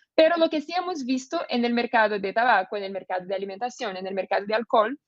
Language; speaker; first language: Spanish; non-native, fluent; Portuguese